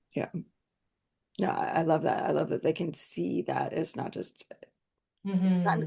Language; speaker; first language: English; native; English